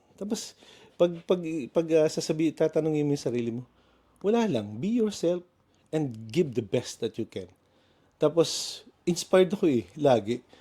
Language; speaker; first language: Filipino; native; Filipino